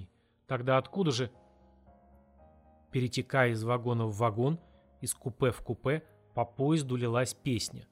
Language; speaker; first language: Russian; native; Russian